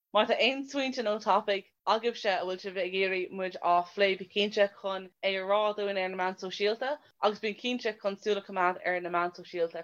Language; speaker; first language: Irish; non-native, local second language; English